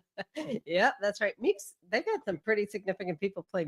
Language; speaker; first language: English; native; English